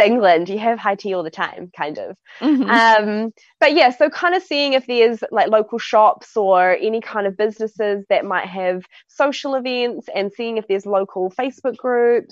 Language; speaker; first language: English; native; English